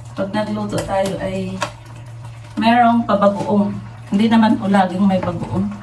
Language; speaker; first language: Filipino; native; Filipino